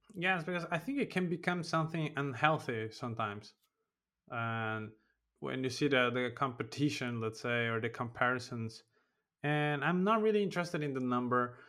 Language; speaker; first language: English; non-native, fluent; Portuguese